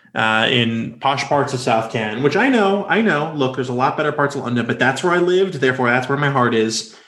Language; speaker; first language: English; native; English